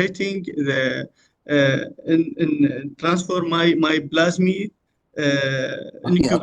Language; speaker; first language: English; non-native, learner; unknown